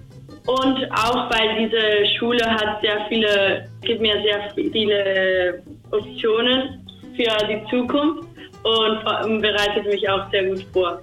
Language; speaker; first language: German; early bilingual, heritage; German